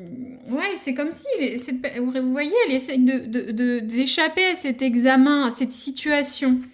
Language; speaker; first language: French; native; French